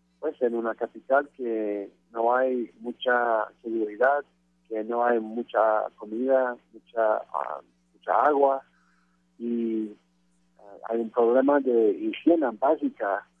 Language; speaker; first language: Spanish; non-native, fluent; French